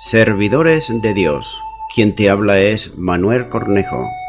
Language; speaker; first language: Spanish; native; Spanish